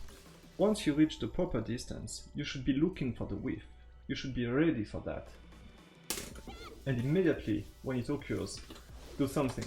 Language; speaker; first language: English; non-native, fluent; French